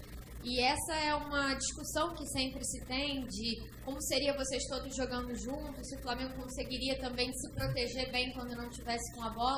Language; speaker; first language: Portuguese; native; Portuguese